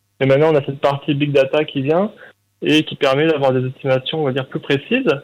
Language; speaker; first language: French; native; French